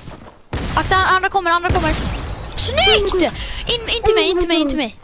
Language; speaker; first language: Swedish; native; Swedish